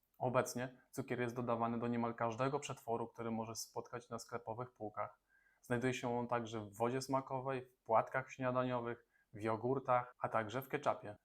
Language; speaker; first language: Polish; native; Polish